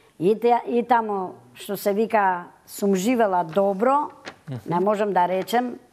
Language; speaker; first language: Macedonian; early bilingual, heritage; Macedonian